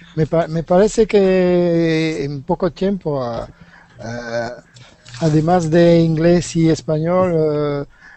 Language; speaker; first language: Spanish; non-native, learner; French